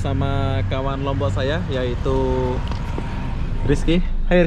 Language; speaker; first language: Indonesian; native; Indonesian